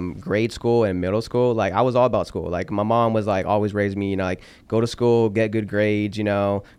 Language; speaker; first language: English; early bilingual, other home language; Polish